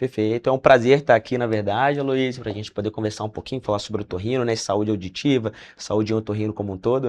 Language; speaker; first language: Portuguese; native; Portuguese